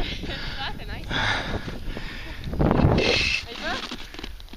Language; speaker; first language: French; native; French